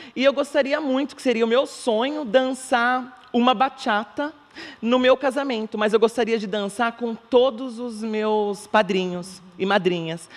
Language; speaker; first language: Portuguese; native; Portuguese